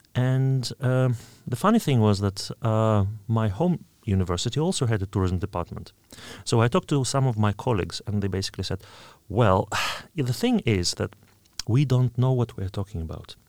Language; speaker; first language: English; non-native, fluent; Russian